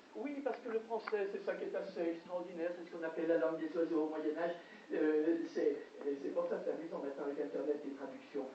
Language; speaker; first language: French; native; French